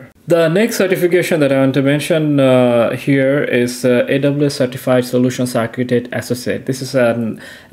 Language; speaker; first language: English; non-native, local second language; Bangla